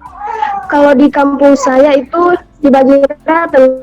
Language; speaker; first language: Indonesian; native; Indonesian